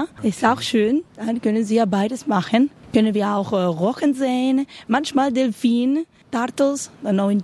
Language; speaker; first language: German; non-native, learner; Spanish